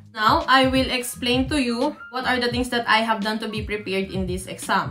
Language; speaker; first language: English; non-native, local second language; Filipino